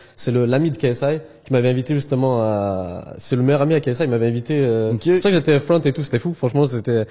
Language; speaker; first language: French; early bilingual, other home language; Arabic